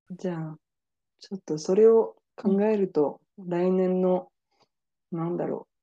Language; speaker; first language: Japanese; non-native, fluent; French